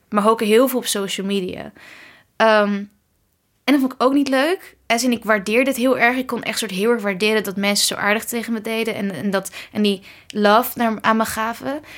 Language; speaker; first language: Dutch; early bilingual, other home language; Kurdish